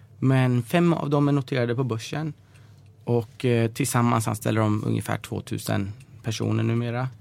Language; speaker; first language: Swedish; early bilingual, other home language; Persian